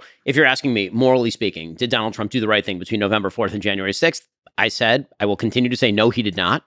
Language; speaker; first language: English; native; English